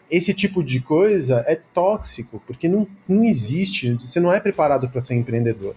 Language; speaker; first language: Portuguese; early bilingual, other home language; Spanish